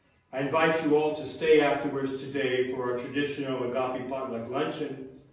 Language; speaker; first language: English; native; English